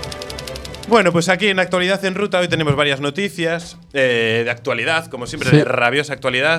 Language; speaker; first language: Spanish; native; Spanish